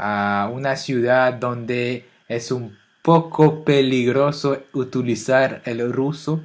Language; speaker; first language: Spanish; non-native, fluent; French